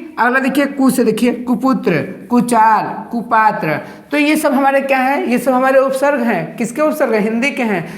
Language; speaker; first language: Hindi; native; Hindi